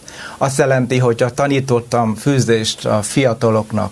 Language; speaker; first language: Hungarian; non-native, learner; Vietnamese